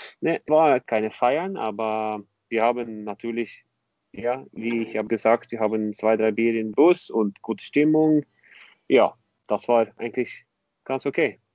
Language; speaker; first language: German; non-native, fluent; Norwegian